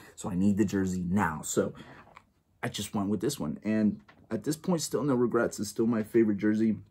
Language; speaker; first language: English; native; English